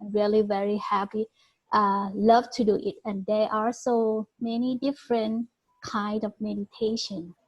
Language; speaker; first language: English; non-native, learner; Thai